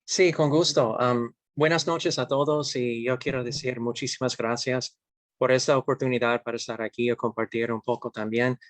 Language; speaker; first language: Spanish; non-native, fluent; English